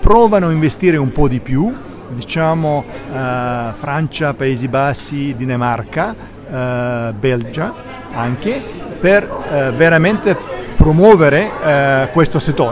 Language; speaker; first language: Italian; non-native, learner; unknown